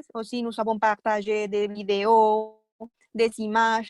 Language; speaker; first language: French; non-native, fluent; Spanish